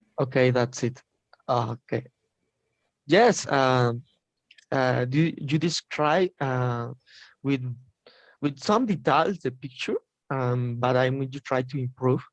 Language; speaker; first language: English; non-native, learner; Spanish